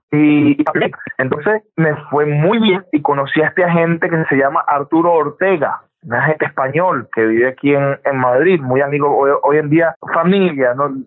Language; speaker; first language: Spanish; native; Spanish